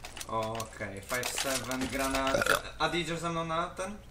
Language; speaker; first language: Polish; native; Polish